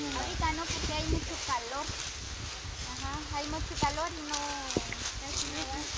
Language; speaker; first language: Spanish; native; Spanish